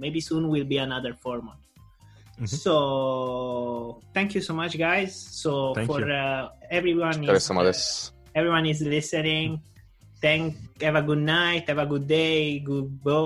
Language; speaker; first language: English; non-native, learner; Italian